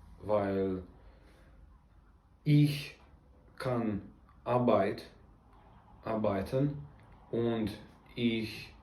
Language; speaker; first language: German; non-native, learner; Russian